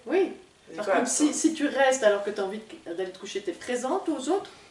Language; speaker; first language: French; native; French